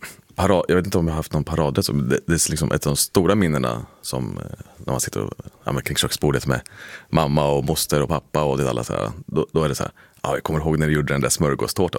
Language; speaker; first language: Swedish; native; Swedish